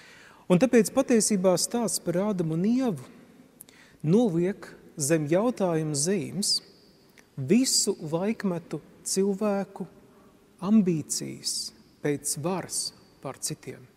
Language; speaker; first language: Latvian; native; Latvian